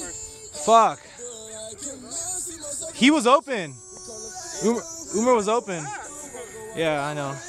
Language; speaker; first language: English; native; English